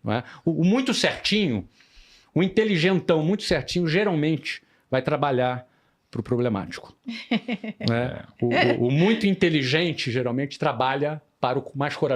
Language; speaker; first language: Portuguese; native; Portuguese